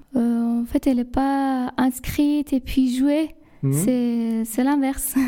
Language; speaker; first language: French; non-native, fluent; Persian